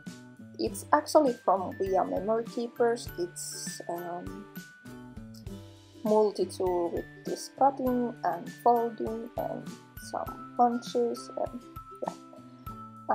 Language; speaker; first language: English; non-native, fluent; Finnish